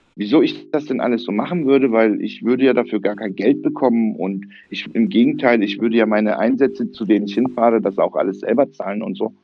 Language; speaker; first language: German; early bilingual, other home language; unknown